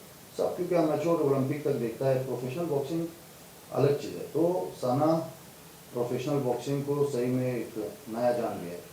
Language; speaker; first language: Hindi; non-native, fluent; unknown